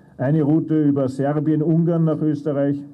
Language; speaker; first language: German; native; German